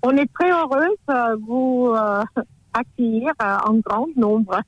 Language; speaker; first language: French; non-native, fluent; German